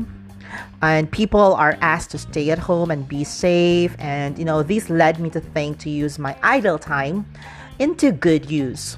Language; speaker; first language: English; non-native, local second language; Cebuano